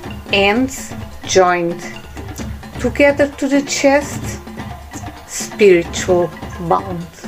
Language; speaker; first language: English; non-native, learner; Portuguese